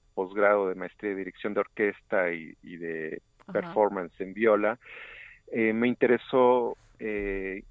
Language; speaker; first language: Spanish; native; Spanish